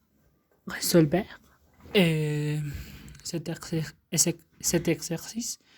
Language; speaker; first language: French; non-native, learner; Spanish